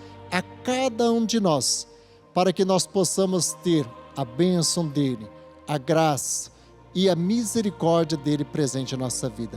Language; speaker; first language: Portuguese; native; Portuguese